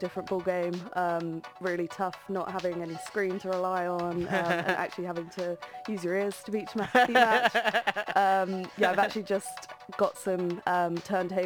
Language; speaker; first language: English; native; English